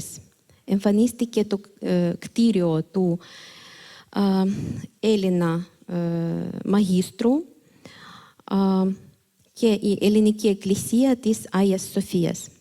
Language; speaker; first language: Greek; non-native, fluent; Ukrainian